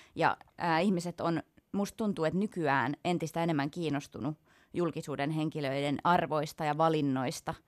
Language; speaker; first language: Finnish; native; Finnish